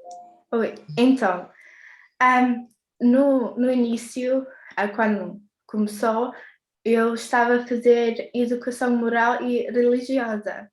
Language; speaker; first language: Portuguese; early bilingual, heritage; English